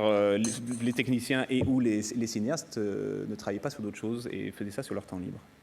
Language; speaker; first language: French; native; French